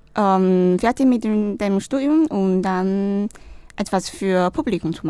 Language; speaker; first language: German; non-native, learner; Chinese